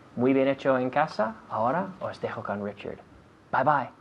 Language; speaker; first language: Spanish; non-native, fluent; English